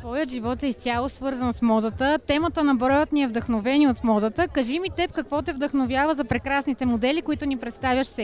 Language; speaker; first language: Bulgarian; native; Bulgarian